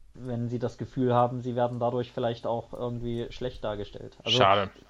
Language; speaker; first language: German; native; German